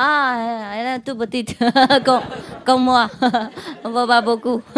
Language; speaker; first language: French; non-native, learner; Vietnamese